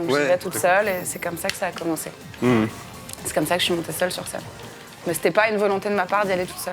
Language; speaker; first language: French; native; French